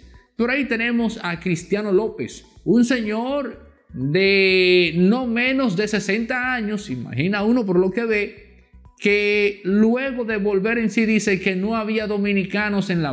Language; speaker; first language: Spanish; native; Spanish